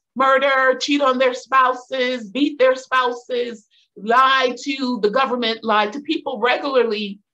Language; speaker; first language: English; native; English